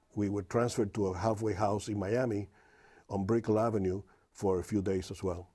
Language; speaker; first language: English; non-native, fluent; Spanish